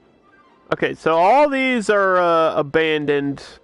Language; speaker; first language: English; native; English